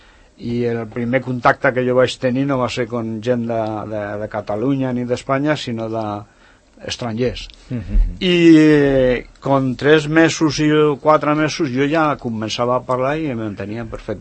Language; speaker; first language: Catalan; non-native, local second language; Spanish